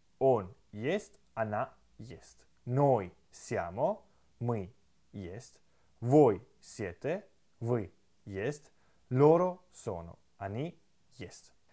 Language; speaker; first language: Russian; non-native, fluent; Italian